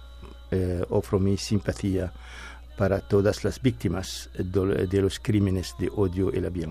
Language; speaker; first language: Spanish; non-native, fluent; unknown